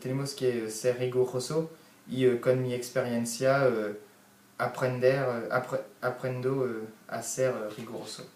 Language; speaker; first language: Spanish; non-native, learner; French